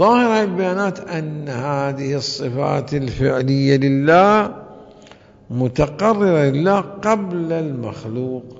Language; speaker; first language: Arabic; native; Arabic